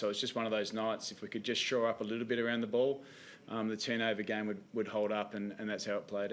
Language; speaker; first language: English; native; English